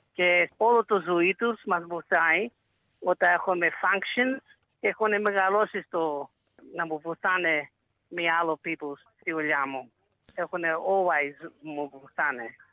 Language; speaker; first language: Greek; early bilingual, heritage; Greek